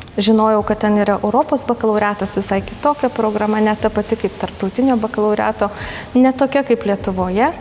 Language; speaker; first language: Lithuanian; native; Lithuanian